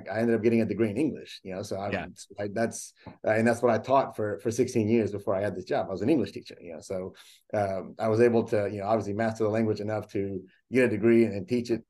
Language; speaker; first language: English; early bilingual, other home language; Spanish